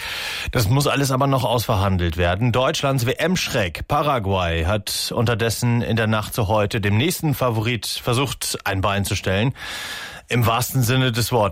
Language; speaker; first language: German; native; German